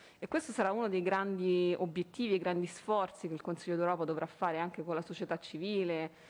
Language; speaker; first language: Italian; native; Italian